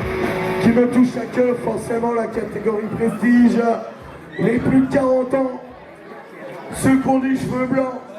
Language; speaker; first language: French; native; French